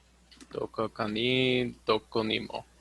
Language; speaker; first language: Japanese; non-native, learner; English